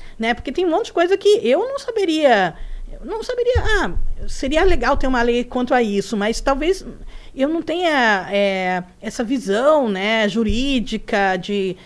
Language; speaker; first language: Portuguese; early bilingual, other home language; Spanish